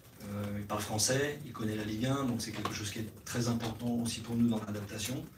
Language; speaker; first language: French; native; French